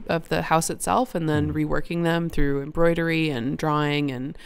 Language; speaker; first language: English; native; English